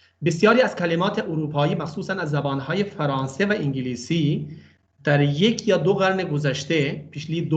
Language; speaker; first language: Persian; non-native, fluent; Urdu